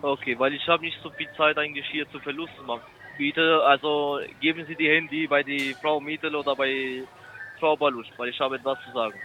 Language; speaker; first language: German; non-native, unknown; Italian